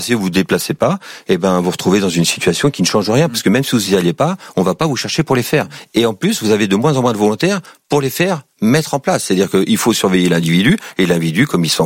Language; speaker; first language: French; native; French